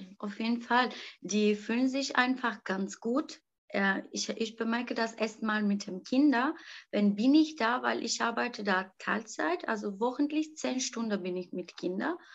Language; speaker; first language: German; non-native, learner; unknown